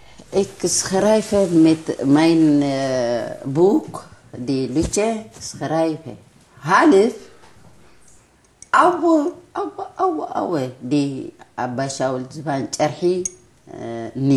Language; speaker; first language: Dutch; non-native, learner; Tigrinya